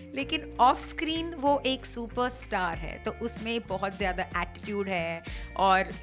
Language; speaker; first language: Hindi; non-native, local second language; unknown